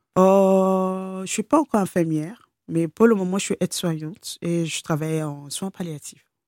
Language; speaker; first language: French; non-native, fluent; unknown